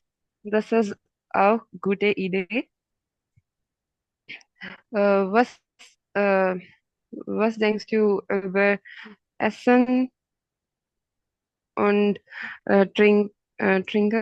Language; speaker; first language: German; non-native, learner; Urdu